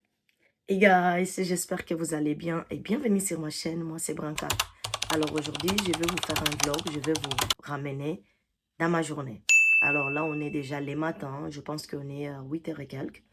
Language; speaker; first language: French; non-native, fluent; Portuguese